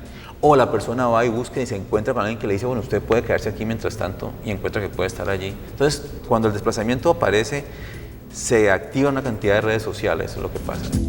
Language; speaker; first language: Spanish; native; Spanish